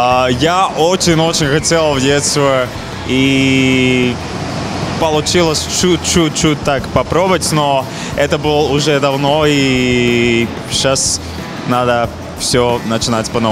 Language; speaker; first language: Russian; non-native, fluent; Latvian